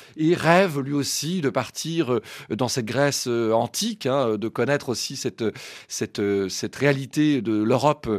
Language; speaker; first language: French; native; French